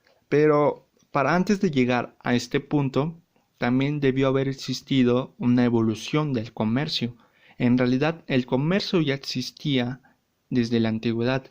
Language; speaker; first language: Spanish; native; Spanish